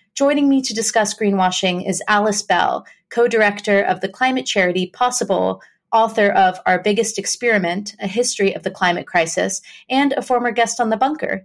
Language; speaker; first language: English; native; English